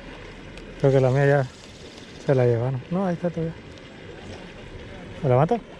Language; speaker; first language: Spanish; native; Spanish